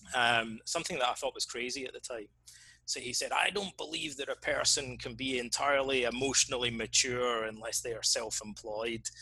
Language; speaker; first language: English; native; English